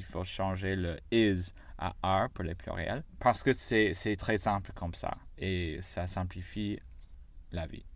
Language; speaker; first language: French; non-native, fluent; English